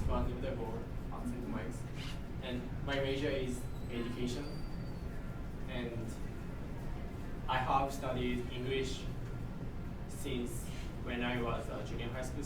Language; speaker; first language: English; non-native, learner; Japanese